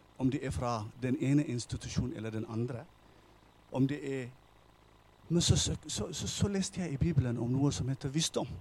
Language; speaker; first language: Norwegian; non-native, fluent; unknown